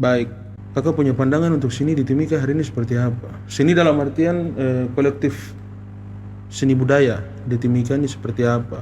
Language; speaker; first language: Malay; native; Malay